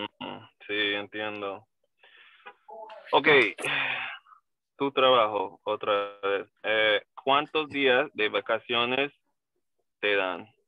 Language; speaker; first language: Spanish; non-native, learner; English